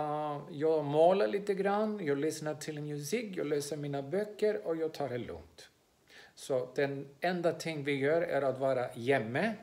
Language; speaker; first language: Swedish; non-native, fluent; Greek